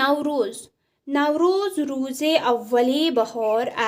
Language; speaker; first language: Persian; non-native, fluent; Urdu